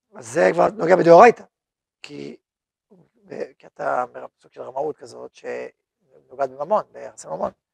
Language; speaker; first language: Hebrew; native; Hebrew